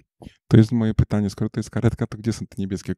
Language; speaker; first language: Polish; native; Polish